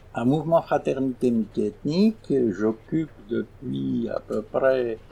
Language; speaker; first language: French; non-native, local second language; Arabic